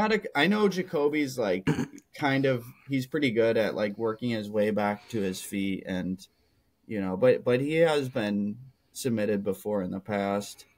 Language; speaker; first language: English; native; English